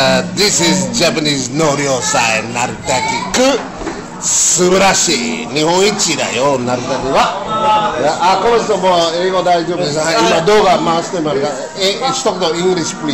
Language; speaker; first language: Japanese; non-native, fluent; English